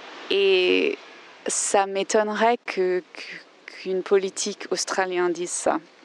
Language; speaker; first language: French; non-native, fluent; English